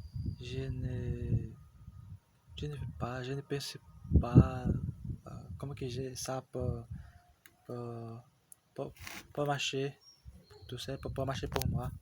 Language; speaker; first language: French; non-native, learner; Portuguese